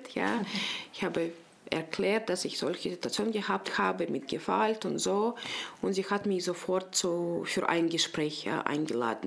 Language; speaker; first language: German; non-native, local second language; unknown